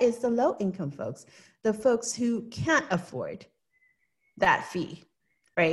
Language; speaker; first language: English; non-native, local second language; Cantonese